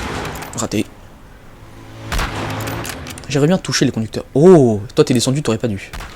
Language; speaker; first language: French; native; French